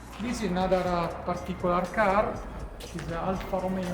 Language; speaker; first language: English; non-native, learner; Italian